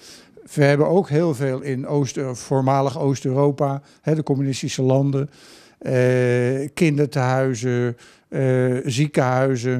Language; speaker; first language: Dutch; native; Dutch